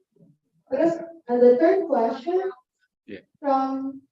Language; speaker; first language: English; non-native, learner; Indonesian